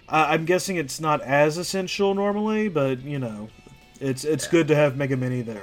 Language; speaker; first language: English; native; English